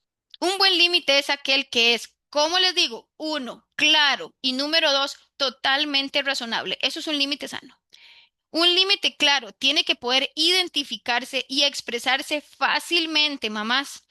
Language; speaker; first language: Spanish; native; Spanish